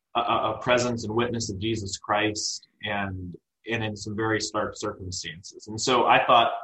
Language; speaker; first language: English; native; English